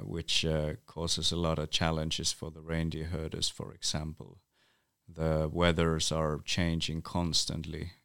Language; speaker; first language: English; non-native, fluent; Northern Sami